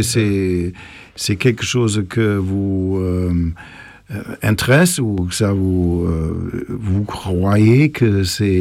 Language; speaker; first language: French; non-native, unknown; German